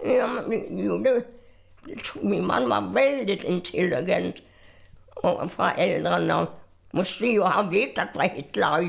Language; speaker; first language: Swedish; non-native, fluent; German